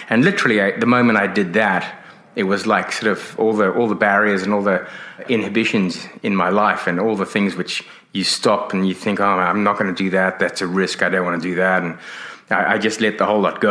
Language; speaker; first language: English; native; English